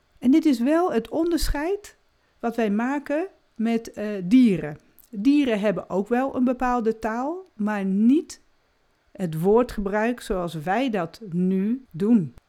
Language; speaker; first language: Dutch; native; Dutch